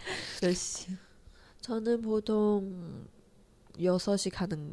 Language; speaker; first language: Korean; non-native, learner; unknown